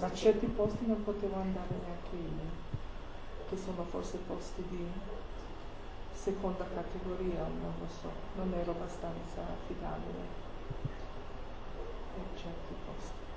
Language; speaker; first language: Italian; non-native, fluent; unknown